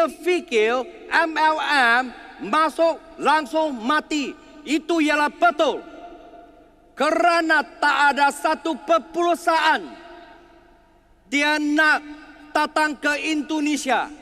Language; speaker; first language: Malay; non-native, learner; Chinese